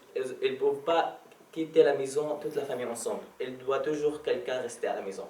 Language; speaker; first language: French; non-native, fluent; Arabic